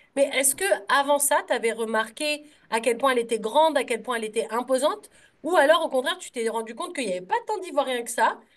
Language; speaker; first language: French; native; French